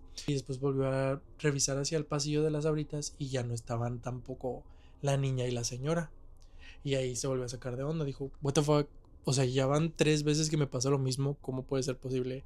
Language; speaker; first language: Spanish; native; Spanish